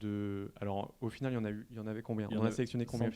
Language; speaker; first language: French; native; French